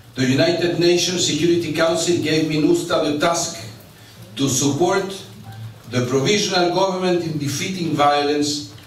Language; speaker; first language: English; non-native, fluent; Spanish